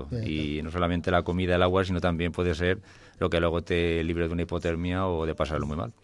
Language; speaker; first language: Spanish; native; Spanish